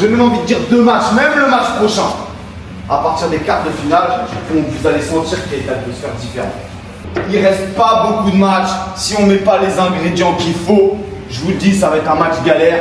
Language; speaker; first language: French; native; French